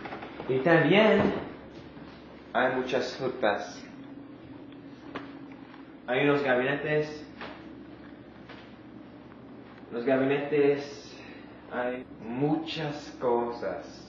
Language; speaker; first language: Spanish; non-native, learner; English